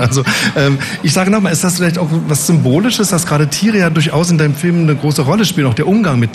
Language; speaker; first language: German; native; German